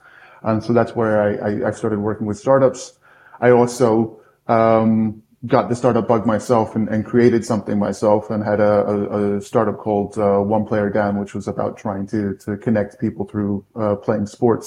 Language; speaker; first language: English; native; English